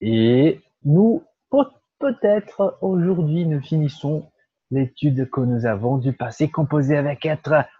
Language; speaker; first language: French; non-native, learner; Portuguese